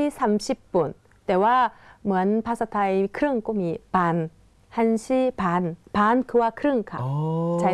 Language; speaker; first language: Thai; non-native, fluent; Korean